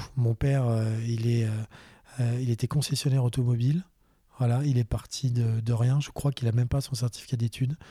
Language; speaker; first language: French; native; French